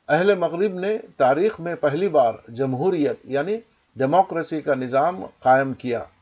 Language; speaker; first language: Urdu; native; Urdu